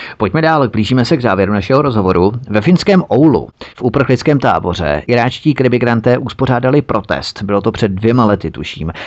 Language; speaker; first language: Czech; native; Czech